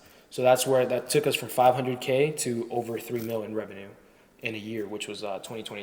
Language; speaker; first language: English; native; English